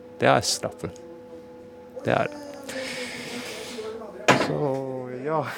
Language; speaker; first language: Norwegian; non-native, fluent; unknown